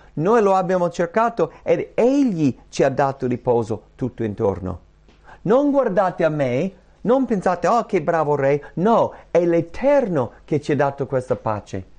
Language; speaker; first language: Italian; non-native, fluent; English